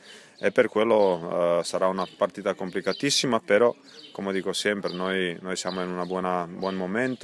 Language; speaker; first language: Italian; non-native, fluent; Croatian